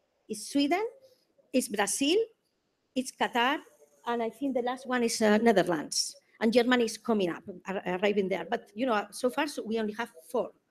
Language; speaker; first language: English; non-native, fluent; Spanish